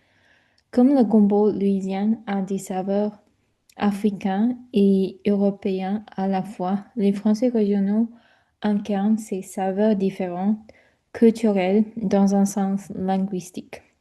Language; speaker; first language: French; non-native, fluent; English